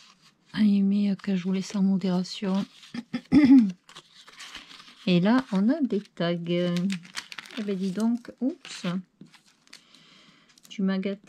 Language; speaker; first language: French; native; French